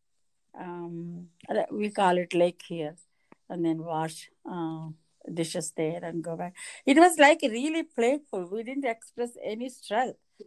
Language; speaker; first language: English; non-native, local second language; Telugu